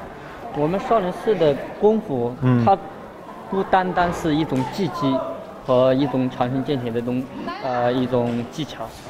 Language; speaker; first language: Chinese; native; Chinese